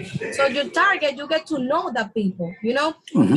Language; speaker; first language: English; non-native, fluent; Spanish